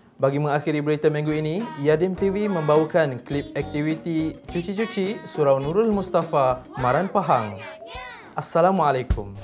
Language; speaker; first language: Malay; native; Malay